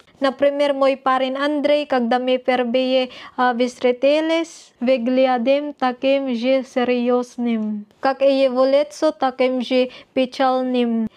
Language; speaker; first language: Russian; non-native, learner; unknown